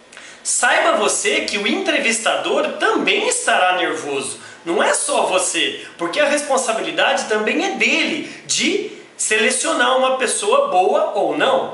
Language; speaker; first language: Portuguese; native; Portuguese